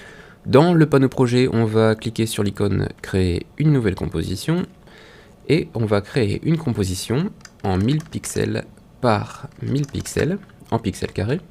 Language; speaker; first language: French; native; French